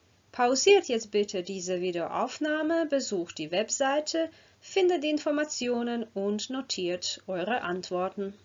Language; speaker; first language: German; non-native, fluent; Croatian